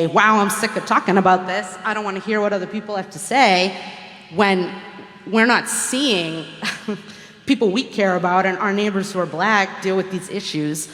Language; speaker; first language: English; native; English